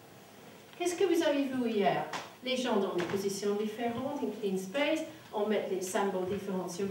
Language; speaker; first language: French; non-native, fluent; English